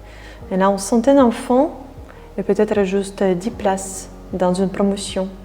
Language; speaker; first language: French; non-native, fluent; Russian